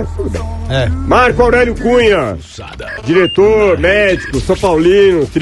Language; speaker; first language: Portuguese; native; Portuguese